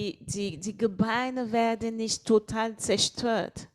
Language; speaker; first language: German; non-native, fluent; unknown